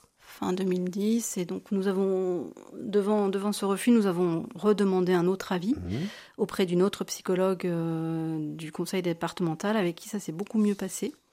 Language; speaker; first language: French; native; French